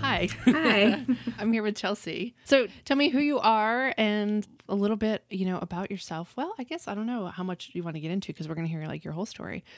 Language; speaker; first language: English; native; English